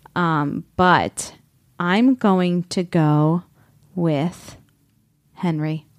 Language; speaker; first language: English; non-native, fluent; Spanish